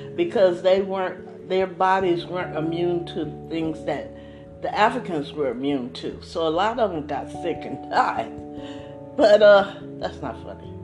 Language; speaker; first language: English; native; English